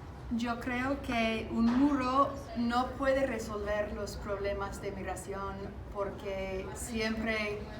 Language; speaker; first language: Spanish; non-native, fluent; English